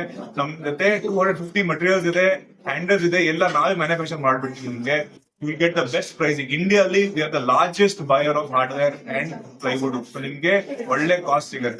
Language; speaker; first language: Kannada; non-native, local second language; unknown